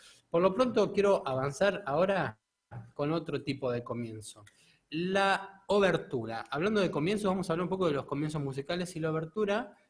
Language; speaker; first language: Spanish; native; Spanish